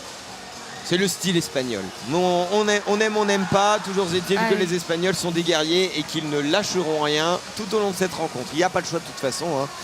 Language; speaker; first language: French; native; French